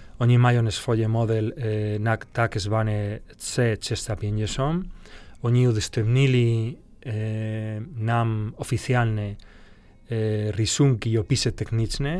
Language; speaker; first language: Polish; non-native, fluent; Spanish